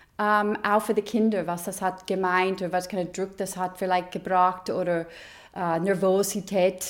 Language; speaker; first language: German; non-native, learner; English